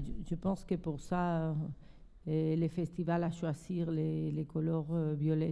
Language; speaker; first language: French; non-native, learner; Spanish